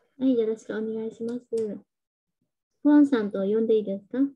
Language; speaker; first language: Japanese; non-native, fluent; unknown